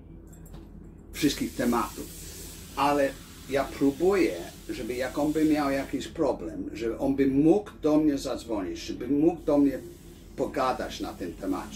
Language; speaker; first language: Polish; early bilingual, heritage; Polish